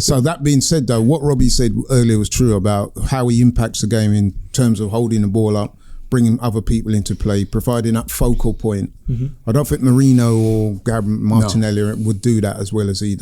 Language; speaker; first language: English; native; English